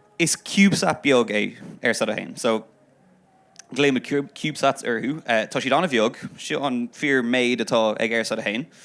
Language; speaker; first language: Irish; non-native, local second language; English